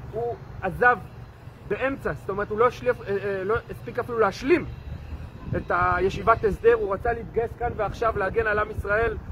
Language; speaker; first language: Hebrew; native; Hebrew